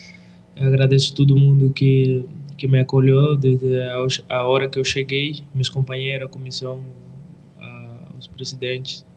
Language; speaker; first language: Portuguese; non-native, fluent; Spanish